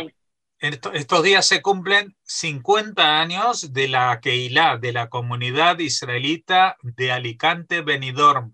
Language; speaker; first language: Spanish; native; Spanish